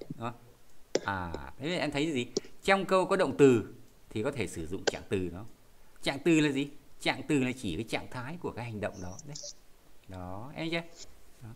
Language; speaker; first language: Vietnamese; native; Vietnamese